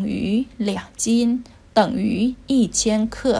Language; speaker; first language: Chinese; non-native, fluent; Vietnamese